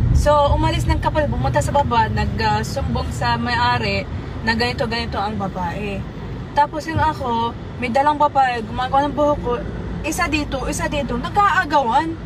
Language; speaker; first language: Filipino; early bilingual, heritage; Arabic